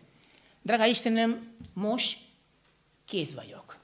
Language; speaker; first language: Hungarian; non-native, fluent; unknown